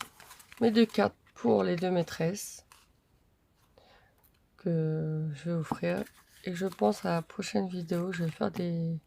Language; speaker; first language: French; native; French